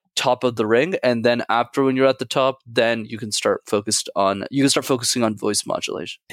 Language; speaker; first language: English; native; English